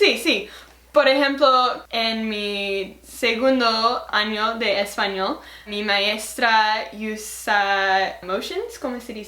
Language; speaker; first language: Spanish; non-native, learner; English